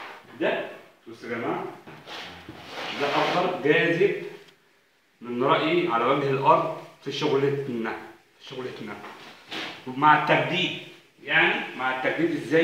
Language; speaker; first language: Arabic; native; Arabic